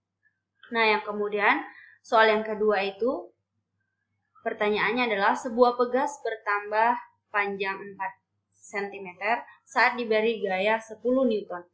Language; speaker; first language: Indonesian; native; Indonesian